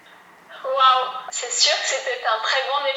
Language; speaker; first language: French; early bilingual, heritage; Portuguese